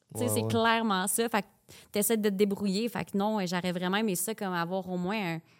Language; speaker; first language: French; native; French